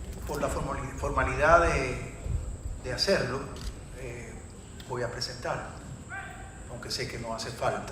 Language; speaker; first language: Spanish; native; Spanish